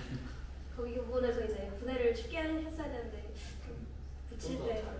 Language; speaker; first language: Korean; native; Korean